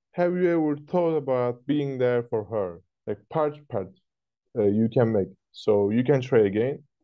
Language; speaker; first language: English; non-native, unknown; Turkish